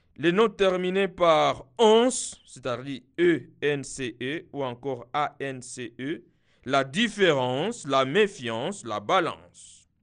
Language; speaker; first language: French; non-native, local second language; Kinyarwanda